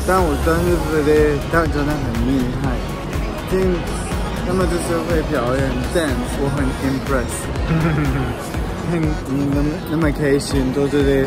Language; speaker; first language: Chinese; non-native, learner; French